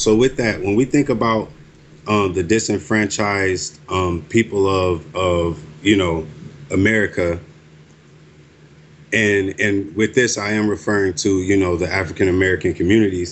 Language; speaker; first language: English; native; English